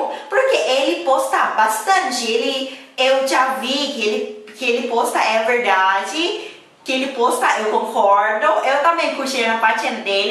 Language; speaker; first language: Portuguese; non-native, learner; Thai